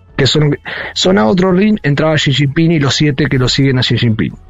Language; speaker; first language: Spanish; native; Spanish